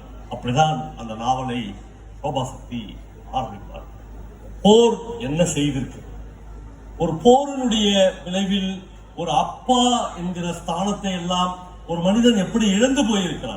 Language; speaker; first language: Tamil; native; Tamil